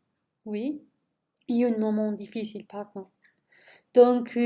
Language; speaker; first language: French; non-native, learner; Spanish